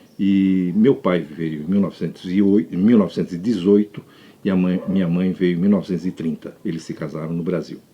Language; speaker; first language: Portuguese; early bilingual, other home language; Japanese